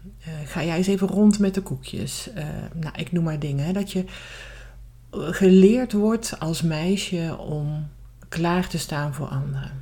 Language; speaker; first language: Dutch; native; Dutch